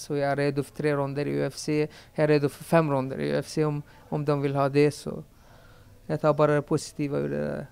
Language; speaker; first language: Swedish; early bilingual, other home language; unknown